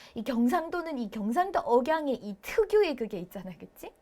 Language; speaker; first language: Korean; native; Korean